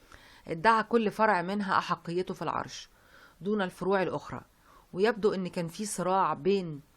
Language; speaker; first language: Arabic; native; Arabic